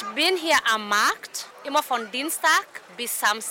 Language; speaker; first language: German; non-native, learner; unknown